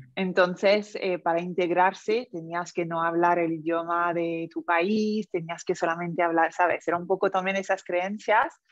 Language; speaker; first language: Spanish; non-native, fluent; French